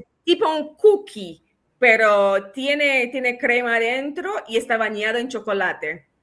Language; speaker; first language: Spanish; non-native, fluent; English